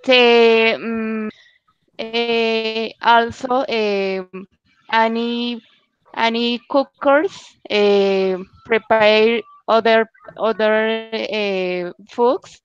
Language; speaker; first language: English; non-native, learner; Spanish